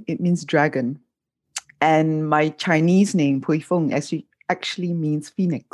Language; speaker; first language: English; non-native, local second language; Cantonese